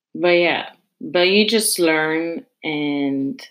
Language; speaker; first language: English; non-native, fluent; French